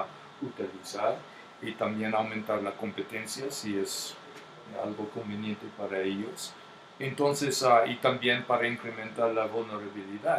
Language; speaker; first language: Spanish; non-native, fluent; English